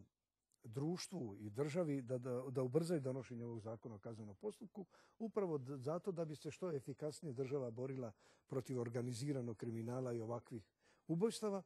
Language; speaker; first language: Croatian; native; Croatian